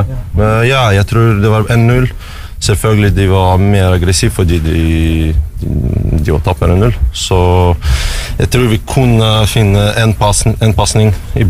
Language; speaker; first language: Norwegian; non-native, fluent; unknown